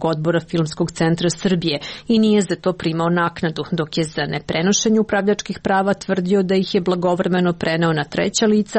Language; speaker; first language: Serbian; native; Serbian